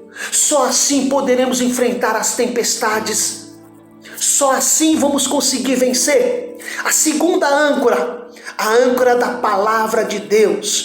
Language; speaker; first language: Portuguese; native; Portuguese